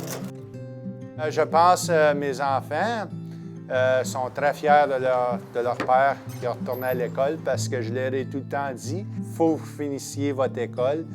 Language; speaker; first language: French; native; French